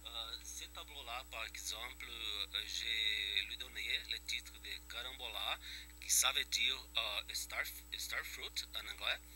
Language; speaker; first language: French; non-native, fluent; Portuguese